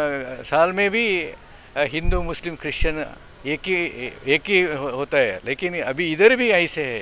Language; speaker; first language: Hindi; non-native, local second language; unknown